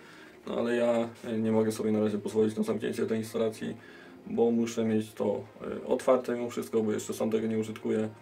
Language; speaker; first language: Polish; native; Polish